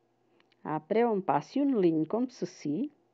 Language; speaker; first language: French; non-native, fluent; Portuguese